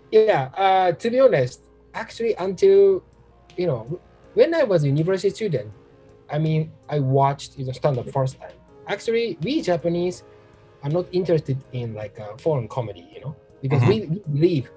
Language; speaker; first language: English; non-native, learner; Japanese